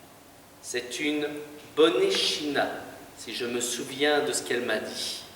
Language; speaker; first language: French; native; French